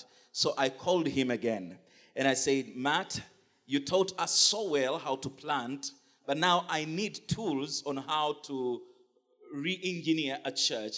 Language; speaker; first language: English; non-native, local second language; Ganda